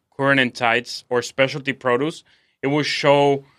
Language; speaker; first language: English; non-native, fluent; Spanish